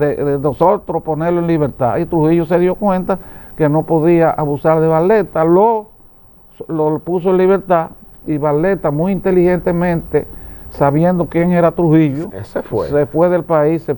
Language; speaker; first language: Spanish; native; Spanish